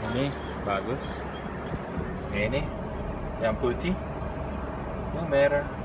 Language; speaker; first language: Indonesian; non-native, fluent; English